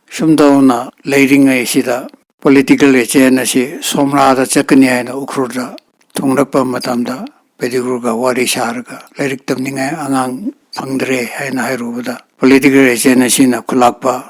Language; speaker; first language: Manipuri; non-native, local second language; Tangkhul Naga (India)